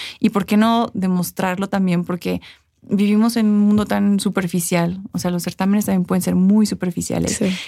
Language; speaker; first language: Spanish; early bilingual, heritage; Spanish